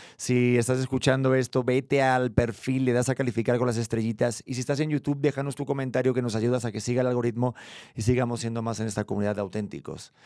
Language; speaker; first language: Spanish; native; Spanish